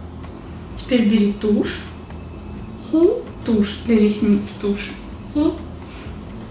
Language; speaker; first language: Russian; native; Russian